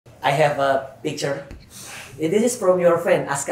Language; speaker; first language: English; non-native, learner; Indonesian